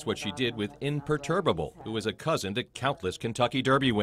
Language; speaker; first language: English; native; English